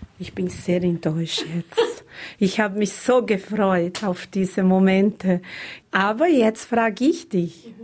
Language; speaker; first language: German; non-native, fluent; Portuguese